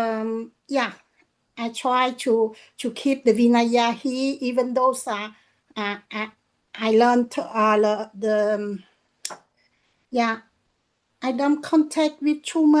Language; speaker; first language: English; non-native, learner; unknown